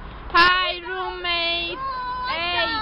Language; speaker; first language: English; non-native, learner; Spanish